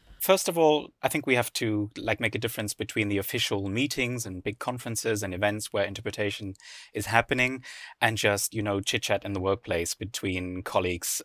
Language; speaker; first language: English; non-native, fluent; German